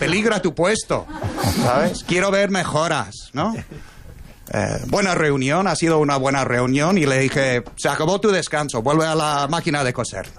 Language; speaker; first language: Spanish; non-native, fluent; English